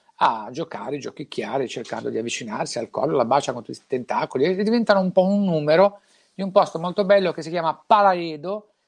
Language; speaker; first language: Italian; native; Italian